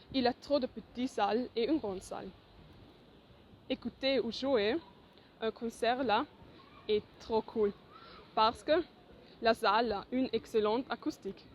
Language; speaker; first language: French; non-native, learner; German